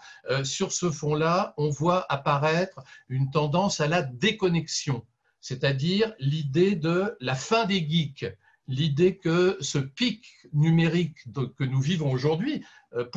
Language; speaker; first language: French; native; French